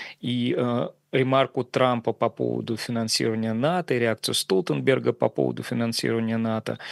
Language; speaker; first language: Russian; native; Russian